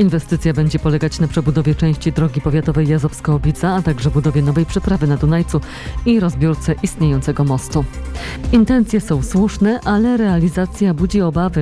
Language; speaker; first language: Polish; native; Polish